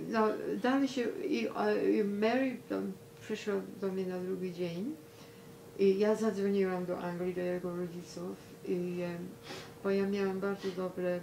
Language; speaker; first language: Polish; early bilingual, heritage; Polish